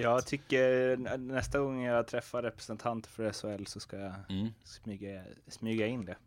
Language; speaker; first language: Swedish; native; Swedish